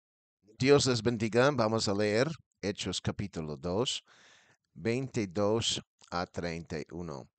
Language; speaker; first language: Spanish; non-native, fluent; English